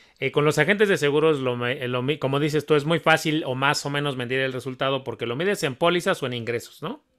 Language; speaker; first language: Spanish; native; Spanish